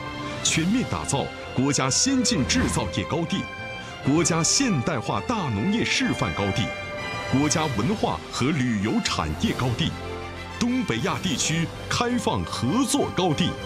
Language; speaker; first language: Chinese; native; Chinese